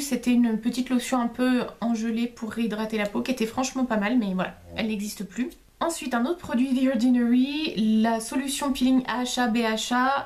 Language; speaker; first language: French; native; French